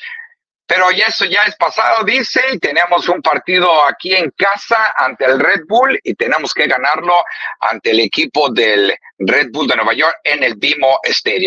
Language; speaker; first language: Spanish; native; Spanish